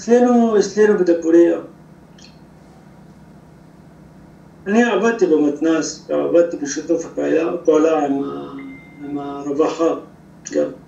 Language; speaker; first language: Hebrew; non-native, local second language; Arabic